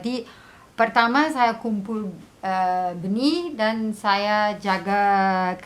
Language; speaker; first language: Indonesian; non-native, fluent; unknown